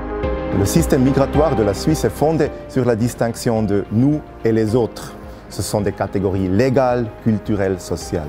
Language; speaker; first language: French; non-native, local second language; German